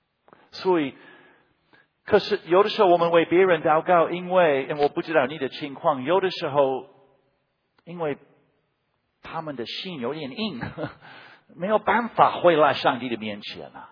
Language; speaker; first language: Chinese; non-native, fluent; English